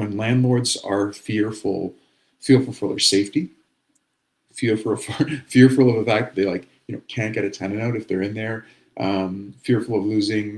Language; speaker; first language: English; native; English